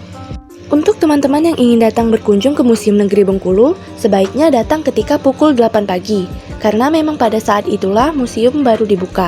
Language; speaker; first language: Indonesian; native; Indonesian